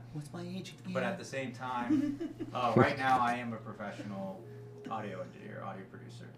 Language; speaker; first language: English; native; English